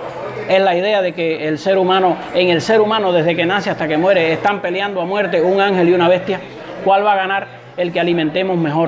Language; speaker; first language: Spanish; native; Spanish